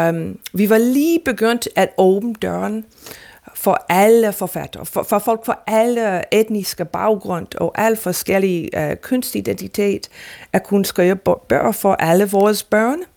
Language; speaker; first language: Danish; non-native, fluent; English